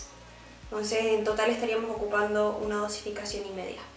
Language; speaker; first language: Spanish; native; Spanish